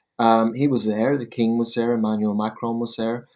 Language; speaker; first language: English; native; English